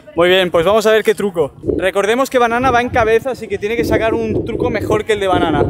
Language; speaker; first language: Spanish; native; Spanish